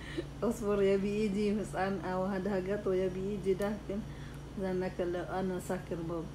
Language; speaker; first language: Arabic; non-native, learner; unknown